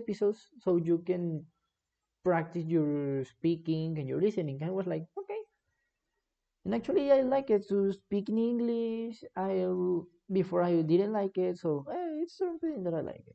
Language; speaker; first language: English; non-native, learner; Spanish